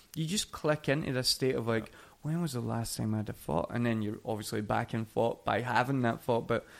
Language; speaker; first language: English; native; English